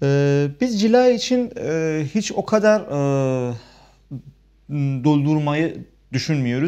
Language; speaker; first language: Turkish; non-native, fluent; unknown